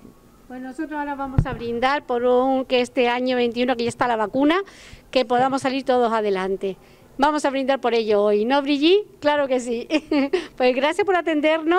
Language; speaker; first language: Spanish; native; Spanish